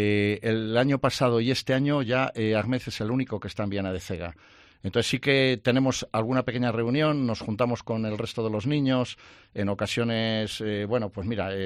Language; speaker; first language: Spanish; native; Spanish